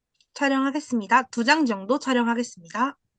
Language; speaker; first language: Korean; native; Korean